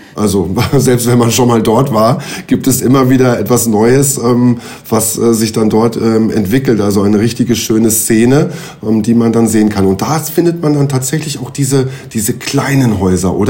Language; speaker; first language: German; native; German